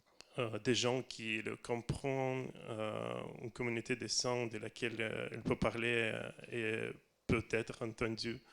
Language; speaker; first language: French; non-native, learner; Russian